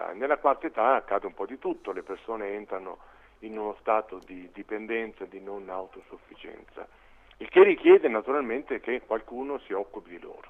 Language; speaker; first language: Italian; native; Italian